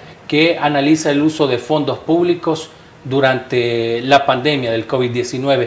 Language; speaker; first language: Spanish; native; Spanish